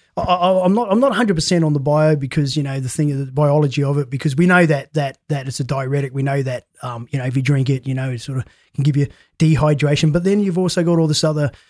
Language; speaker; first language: English; native; English